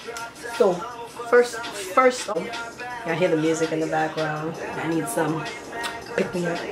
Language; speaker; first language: English; native; English